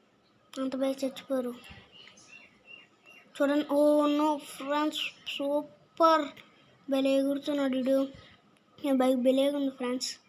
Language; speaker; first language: Telugu; native; Telugu